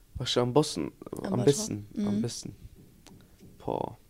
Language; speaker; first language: German; early bilingual, other home language; Turkish